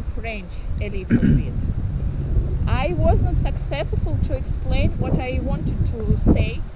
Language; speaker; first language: English; non-native, fluent; Russian